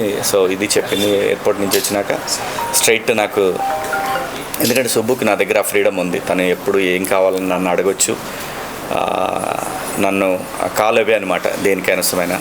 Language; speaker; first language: Telugu; native; Telugu